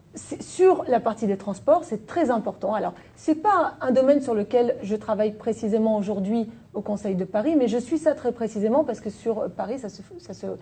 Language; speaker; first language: French; native; French